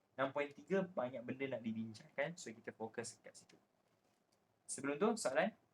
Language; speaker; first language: Malay; native; Malay